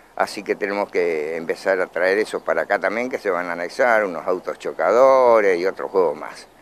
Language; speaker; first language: Spanish; native; Spanish